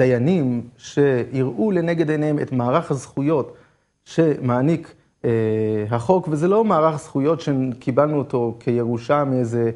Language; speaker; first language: Hebrew; native; Hebrew